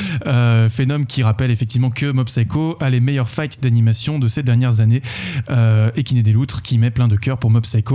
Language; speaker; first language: French; native; French